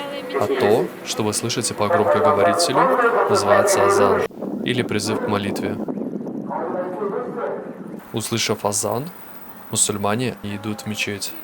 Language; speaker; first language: Russian; native; Russian